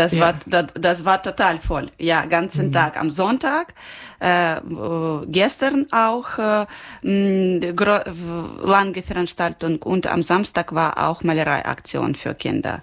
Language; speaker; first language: German; non-native, learner; Ukrainian